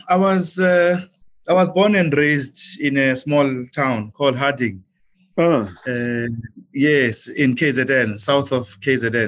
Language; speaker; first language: English; non-native, local second language; Zulu